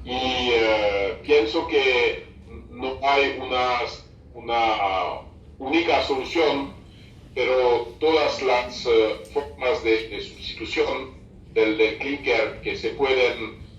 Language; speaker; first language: Spanish; non-native, fluent; French